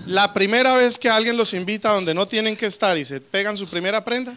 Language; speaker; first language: Spanish; native; Spanish